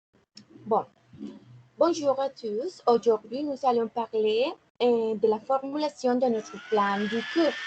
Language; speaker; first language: French; non-native, fluent; Spanish